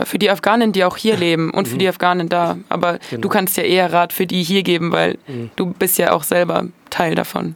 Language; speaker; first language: German; native; German